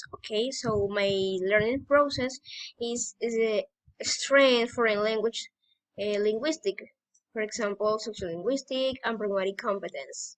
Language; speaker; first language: English; non-native, learner; Spanish